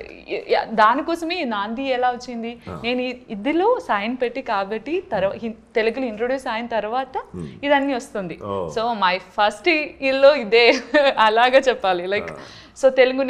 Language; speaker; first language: Telugu; non-native, learner; Malayalam